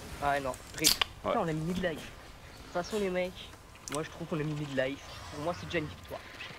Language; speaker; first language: French; native; French